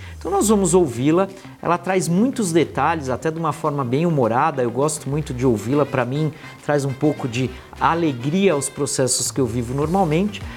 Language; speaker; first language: Portuguese; native; Portuguese